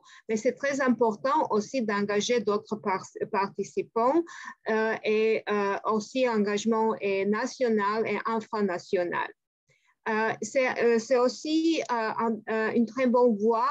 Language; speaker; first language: French; non-native, fluent; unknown